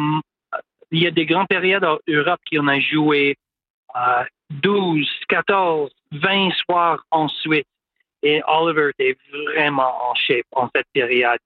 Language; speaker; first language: French; non-native, local second language; English